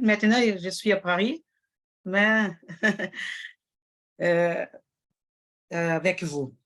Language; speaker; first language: French; non-native, fluent; Portuguese